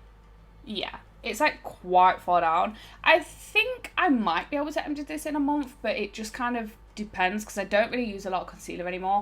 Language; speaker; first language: English; native; English